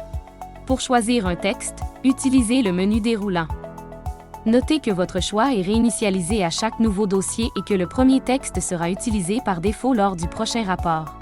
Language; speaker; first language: French; native; French